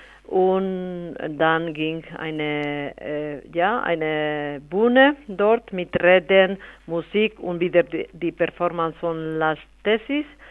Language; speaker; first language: German; non-native, fluent; Spanish